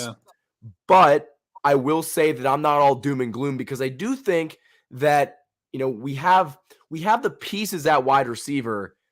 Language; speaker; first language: English; native; English